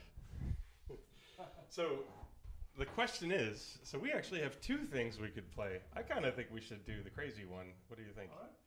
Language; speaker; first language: English; native; English